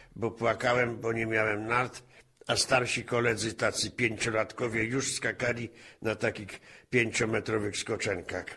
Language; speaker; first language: Polish; native; Polish